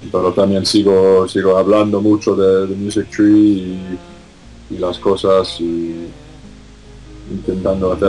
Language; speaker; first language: Spanish; non-native, fluent; English